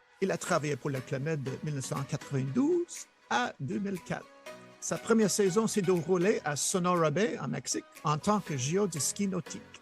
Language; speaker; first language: French; non-native, local second language; English